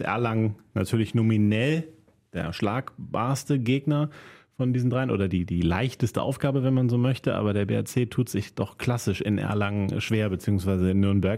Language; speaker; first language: German; native; German